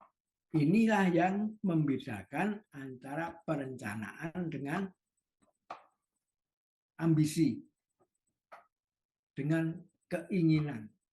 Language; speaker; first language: Indonesian; native; Indonesian